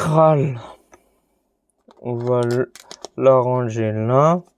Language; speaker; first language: French; native; French